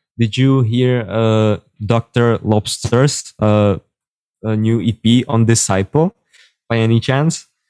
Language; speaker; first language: English; non-native, fluent; Czech